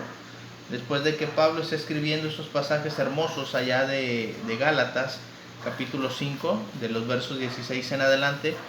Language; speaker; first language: Spanish; native; Spanish